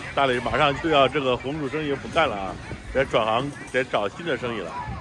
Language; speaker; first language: Chinese; native; Chinese